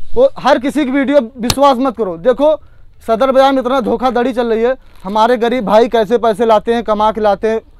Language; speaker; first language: Hindi; native; Hindi